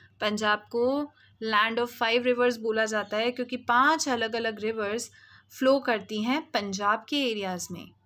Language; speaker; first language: Hindi; native; Hindi